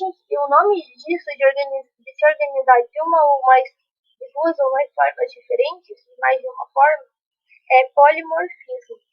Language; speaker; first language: Portuguese; native; Portuguese